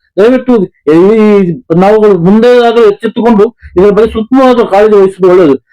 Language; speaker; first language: Kannada; non-native, local second language; Kodava